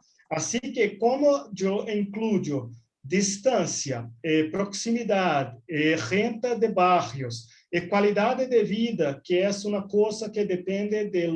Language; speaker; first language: Spanish; non-native, fluent; Portuguese